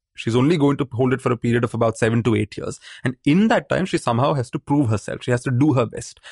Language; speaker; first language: English; non-native, local second language; Malayalam